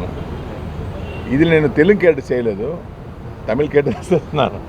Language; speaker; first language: Telugu; non-native, learner; Tamil